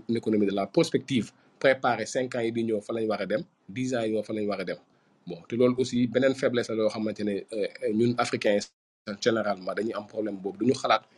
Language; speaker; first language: French; non-native, local second language; Fula